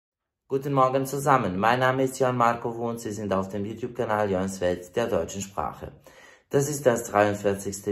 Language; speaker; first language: German; non-native, fluent; Serbian